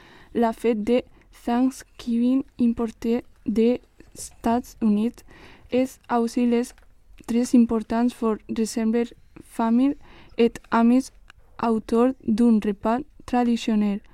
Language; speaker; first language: French; non-native, learner; Spanish